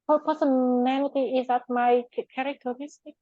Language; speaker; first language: English; non-native, learner; Vietnamese